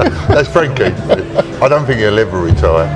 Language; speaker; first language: English; native; English